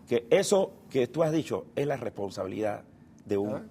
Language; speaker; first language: Spanish; native; Spanish